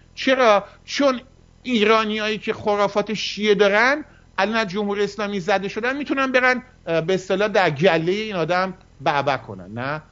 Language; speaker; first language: Persian; early bilingual, heritage; Persian